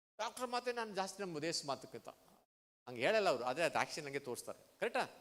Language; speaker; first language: Kannada; non-native, local second language; Tamil